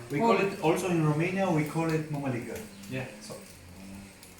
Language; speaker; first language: English; non-native, learner; Romanian